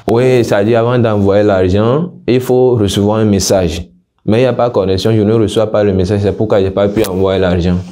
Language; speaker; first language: French; non-native, local second language; Ewe